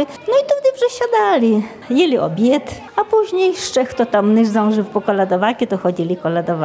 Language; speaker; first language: Ukrainian; native; Ukrainian